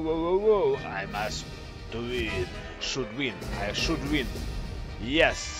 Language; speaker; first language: English; non-native, learner; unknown